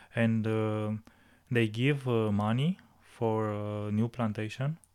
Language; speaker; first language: English; non-native, learner; Romanian